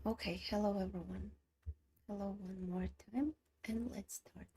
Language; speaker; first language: English; non-native, learner; Armenian